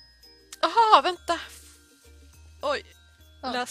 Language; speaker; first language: Swedish; native; Swedish